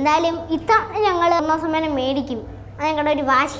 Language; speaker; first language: Malayalam; native; Malayalam